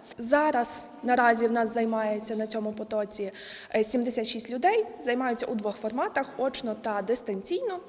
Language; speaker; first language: Ukrainian; native; Ukrainian